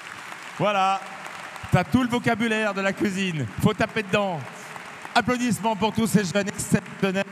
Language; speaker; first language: French; native; French